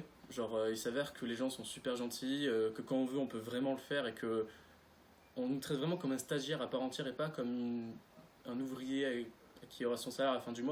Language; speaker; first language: French; native; French